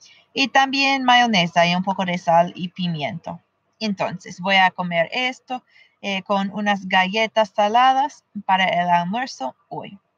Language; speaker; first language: Spanish; non-native, fluent; English